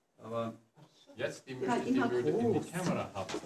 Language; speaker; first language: German; non-native, learner; English